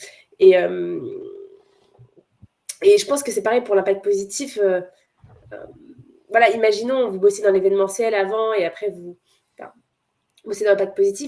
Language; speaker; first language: French; native; French